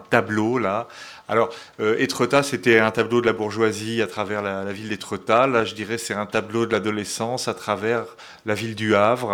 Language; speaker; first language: French; native; French